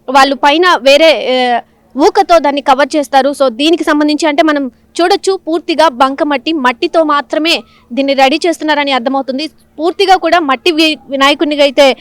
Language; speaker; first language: Telugu; native; Telugu